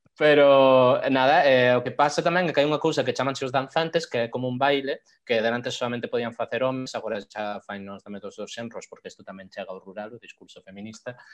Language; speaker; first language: Galician; non-native, local second language; Spanish